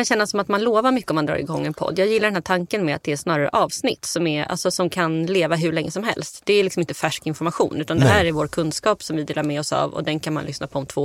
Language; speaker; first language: Swedish; native; Swedish